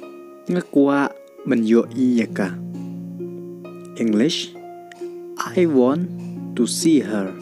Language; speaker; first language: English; non-native, local second language; Khasi